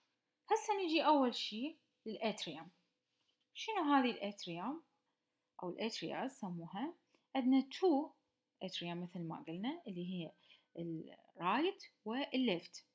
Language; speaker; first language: Arabic; native; Arabic